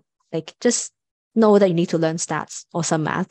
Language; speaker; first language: English; non-native, local second language; Cantonese